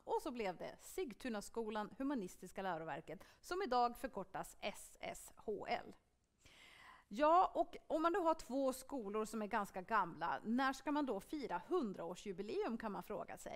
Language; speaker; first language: Swedish; native; Swedish